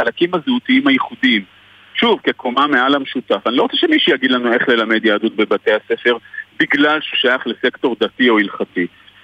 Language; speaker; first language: Hebrew; non-native, fluent; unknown